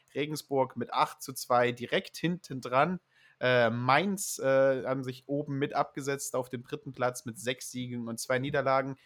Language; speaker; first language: German; native; German